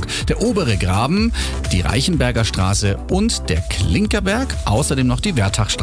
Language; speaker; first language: German; native; German